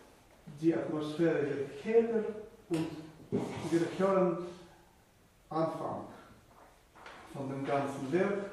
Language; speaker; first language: German; non-native, fluent; Russian